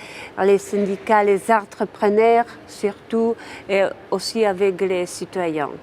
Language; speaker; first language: French; non-native, fluent; Czech